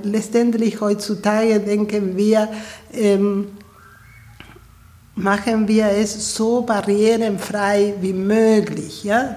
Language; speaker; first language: German; non-native, fluent; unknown